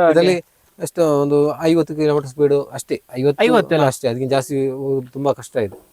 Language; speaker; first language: Kannada; non-native, local second language; Malayalam